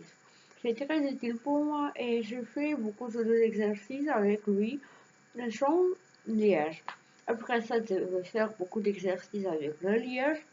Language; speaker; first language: French; non-native, learner; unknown